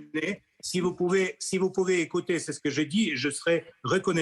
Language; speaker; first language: French; non-native, fluent; Russian